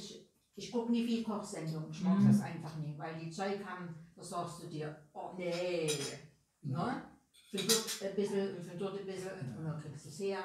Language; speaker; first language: German; native; German